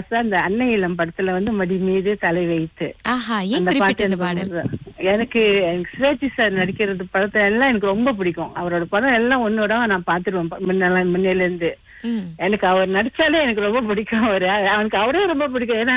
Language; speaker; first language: Tamil; early bilingual, heritage; Tamil